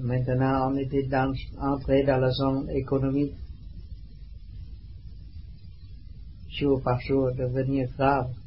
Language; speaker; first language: French; non-native, learner; Vietnamese